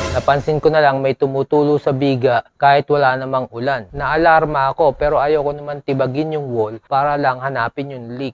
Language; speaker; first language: Filipino; native; Filipino